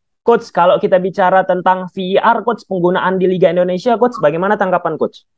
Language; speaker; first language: Indonesian; native; Indonesian